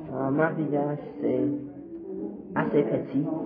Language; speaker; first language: French; non-native, learner; English